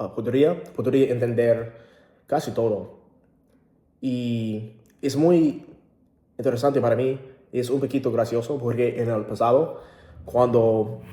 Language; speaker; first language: Spanish; non-native, learner; English